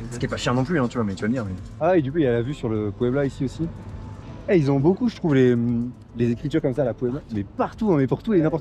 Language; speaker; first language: French; native; French